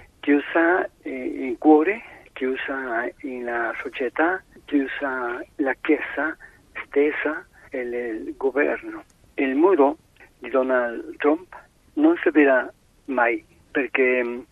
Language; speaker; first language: Italian; non-native, learner; Spanish